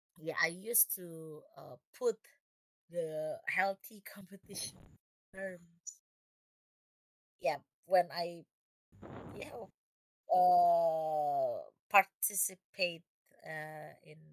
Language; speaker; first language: English; non-native, fluent; Indonesian